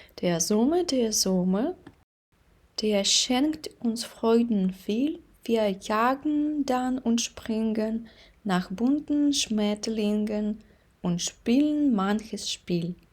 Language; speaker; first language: German; non-native, fluent; Ukrainian